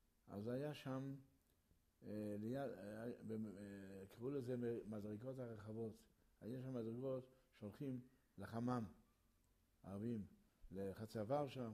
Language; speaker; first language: Hebrew; early bilingual, other home language; Yiddish